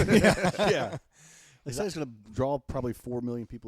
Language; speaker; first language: English; native; English